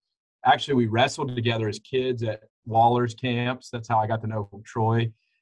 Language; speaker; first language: English; native; English